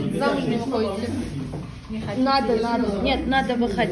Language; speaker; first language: Russian; native; Russian